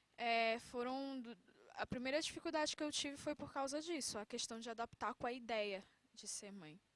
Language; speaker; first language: Portuguese; non-native, local second language; Kabuverdianu